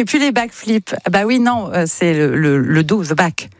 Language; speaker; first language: French; native; French